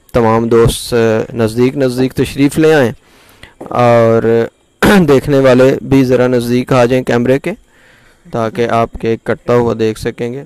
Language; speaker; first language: Urdu; non-native, local second language; Punjabi